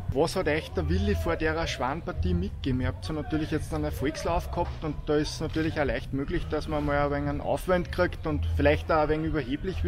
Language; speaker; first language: German; native; German